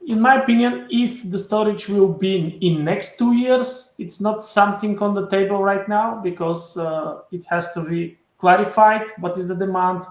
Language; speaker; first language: English; non-native, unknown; Bulgarian